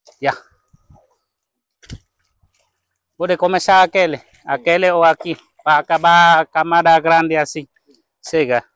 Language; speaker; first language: Portuguese; non-native, learner; Vietnamese